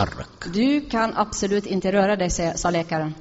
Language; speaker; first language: Swedish; non-native, fluent; Arabic